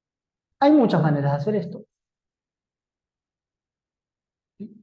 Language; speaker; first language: Spanish; native; Spanish